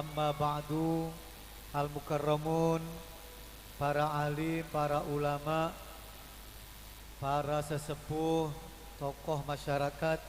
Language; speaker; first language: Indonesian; non-native, local second language; Javanese